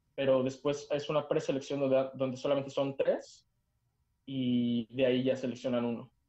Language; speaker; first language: Spanish; native; Spanish